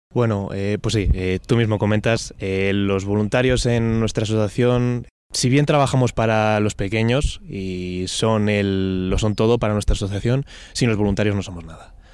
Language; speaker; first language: Spanish; native; Spanish